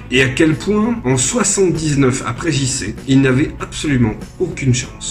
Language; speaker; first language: French; native; French